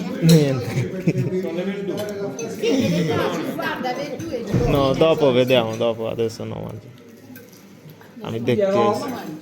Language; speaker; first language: Italian; non-native, learner; Bangla